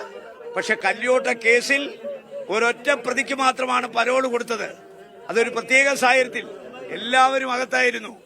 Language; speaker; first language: Malayalam; native; Malayalam